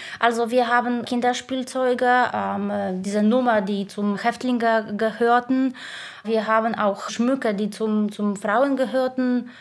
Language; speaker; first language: German; non-native, fluent; Polish